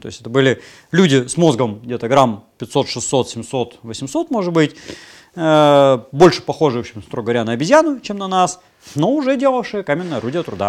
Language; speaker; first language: Russian; native; Russian